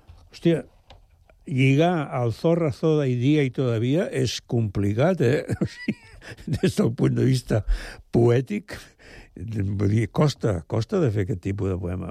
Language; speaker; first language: Catalan; native; Catalan